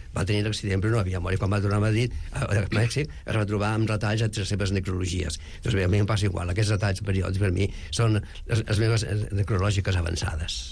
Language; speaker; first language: Catalan; non-native, local second language; Spanish